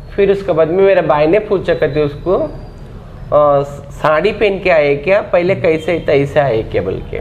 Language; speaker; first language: Hindi; non-native, local second language; Kannada